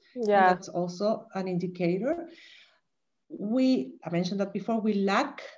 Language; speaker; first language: English; non-native, fluent; Spanish